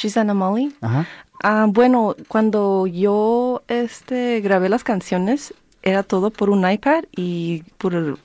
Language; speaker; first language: Spanish; early bilingual, heritage; Spanish